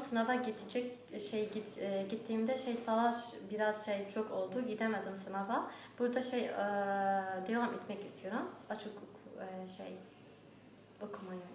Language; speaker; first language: Turkish; non-native, learner; Arabic